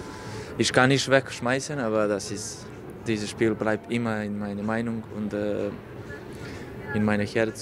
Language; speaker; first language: German; non-native, learner; Serbian